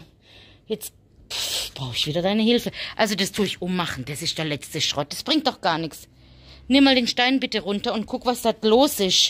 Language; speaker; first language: German; native; German